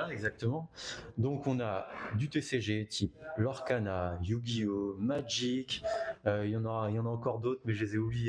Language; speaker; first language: French; native; French